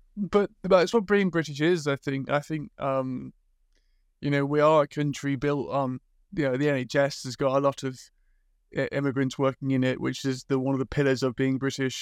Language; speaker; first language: English; native; English